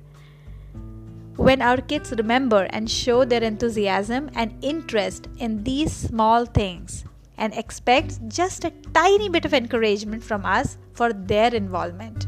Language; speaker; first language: English; non-native, local second language; Marathi